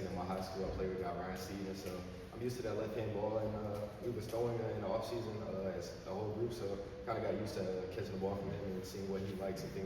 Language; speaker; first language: English; native; English